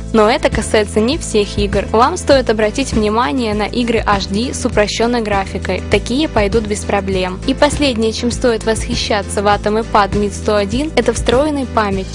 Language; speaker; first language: Russian; native; Russian